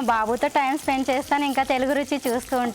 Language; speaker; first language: Telugu; non-native, local second language; Marathi